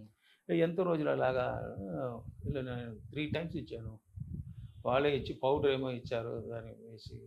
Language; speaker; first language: Telugu; non-native, learner; Tamil